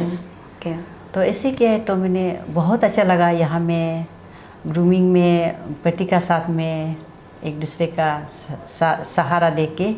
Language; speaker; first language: Hindi; non-native, local second language; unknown